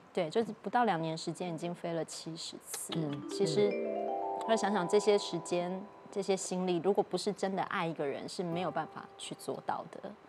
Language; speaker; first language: Chinese; native; Chinese